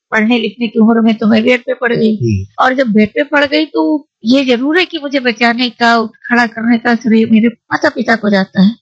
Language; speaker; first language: Hindi; native; Hindi